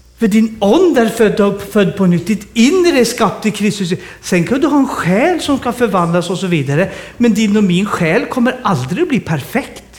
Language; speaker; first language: Swedish; native; Swedish